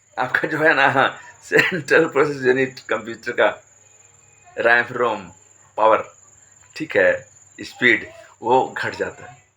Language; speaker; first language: Hindi; native; Hindi